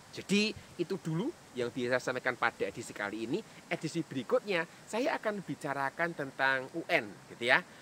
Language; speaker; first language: Indonesian; native; Indonesian